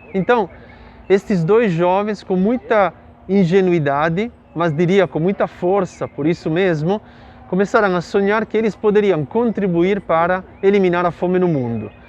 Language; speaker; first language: Portuguese; non-native, fluent; Italian